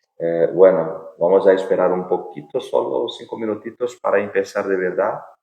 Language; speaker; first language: Spanish; non-native, fluent; Portuguese